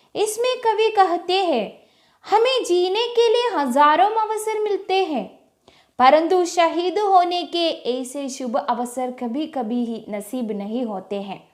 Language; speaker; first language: Hindi; non-native, local second language; Malayalam